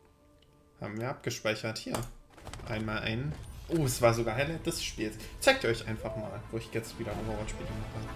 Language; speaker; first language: German; native; German